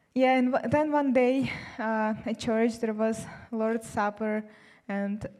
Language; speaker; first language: English; non-native, fluent; Russian